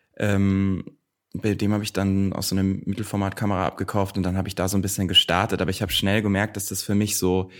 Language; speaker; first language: German; native; German